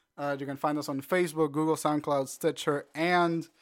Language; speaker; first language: English; non-native, fluent; Spanish